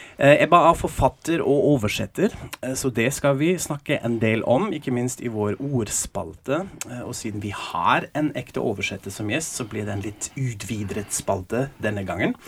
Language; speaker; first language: Norwegian; non-native, fluent; German